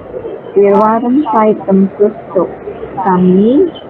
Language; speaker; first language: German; non-native, learner; Indonesian